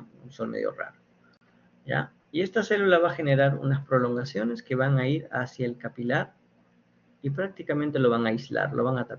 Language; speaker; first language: Spanish; native; Spanish